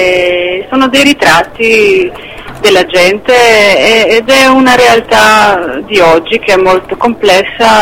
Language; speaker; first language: Italian; non-native, fluent; Slovenian